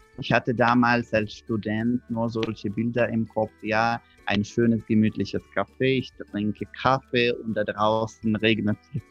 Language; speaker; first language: German; non-native, fluent; Russian